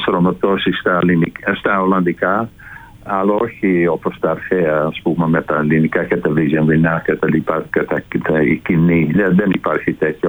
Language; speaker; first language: Greek; non-native, fluent; Dutch